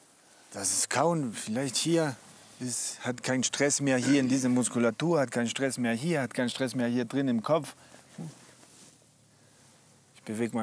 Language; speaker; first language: German; non-native, fluent; Spanish